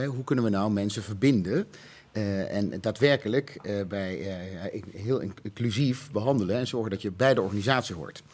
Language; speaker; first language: Dutch; native; Dutch